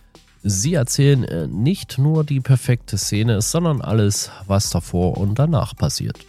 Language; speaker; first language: German; native; German